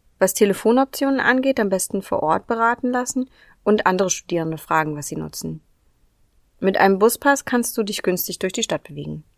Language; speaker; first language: German; native; German